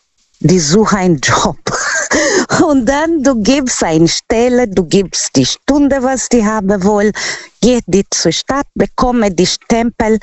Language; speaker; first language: German; non-native, learner; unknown